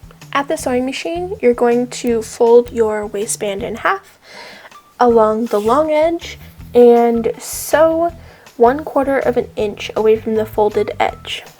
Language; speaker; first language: English; native; English